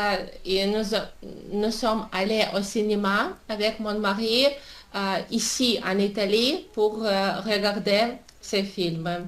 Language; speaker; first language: French; non-native, learner; Russian